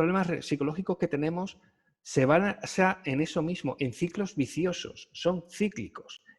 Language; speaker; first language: Spanish; native; Spanish